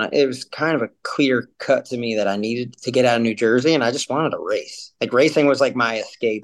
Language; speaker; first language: English; native; English